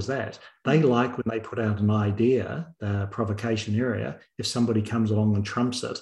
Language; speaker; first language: English; native; English